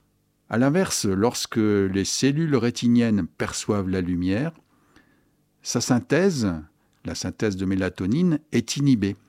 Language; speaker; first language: French; native; French